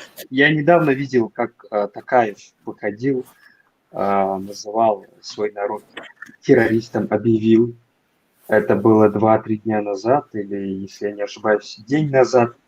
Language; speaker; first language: Russian; non-native, local second language; Tajik